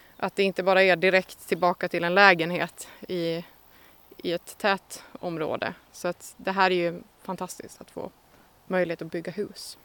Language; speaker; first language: Swedish; native; Swedish